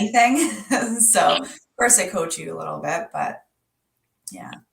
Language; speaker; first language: English; native; English